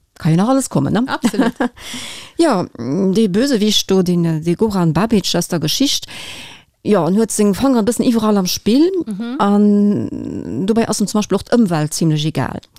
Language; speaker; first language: Luxembourgish; native; Luxembourgish